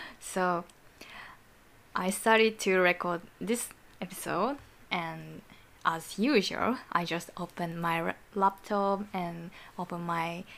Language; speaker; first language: English; non-native, learner; Japanese